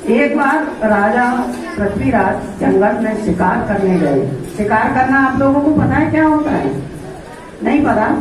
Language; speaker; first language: Hindi; native; Hindi